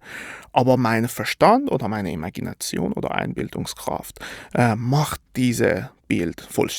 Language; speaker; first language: German; non-native, fluent; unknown